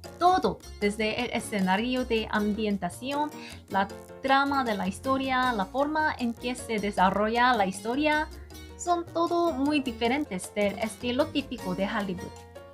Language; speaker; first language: Spanish; non-native, learner; Korean